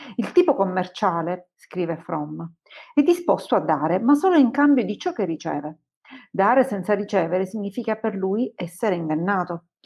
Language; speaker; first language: Italian; native; Italian